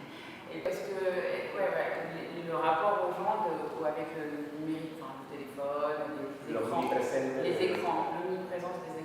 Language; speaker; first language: French; non-native, fluent; Spanish